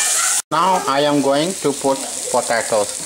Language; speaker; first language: English; non-native, learner; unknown